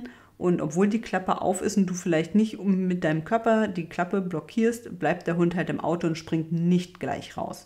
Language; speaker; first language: German; native; German